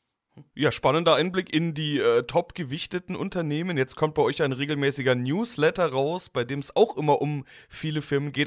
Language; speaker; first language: German; native; German